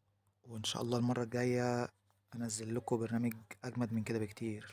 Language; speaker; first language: Arabic; native; Arabic